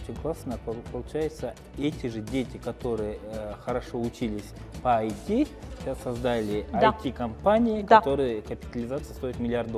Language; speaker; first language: Russian; non-native, local second language; Kyrgyz